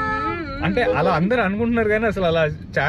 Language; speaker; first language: Telugu; native; Telugu